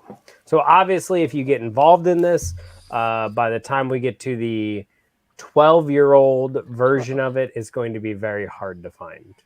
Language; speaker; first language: English; native; English